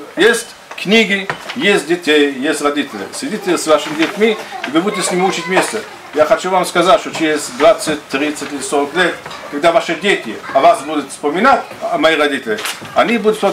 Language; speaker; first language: Russian; non-native, fluent; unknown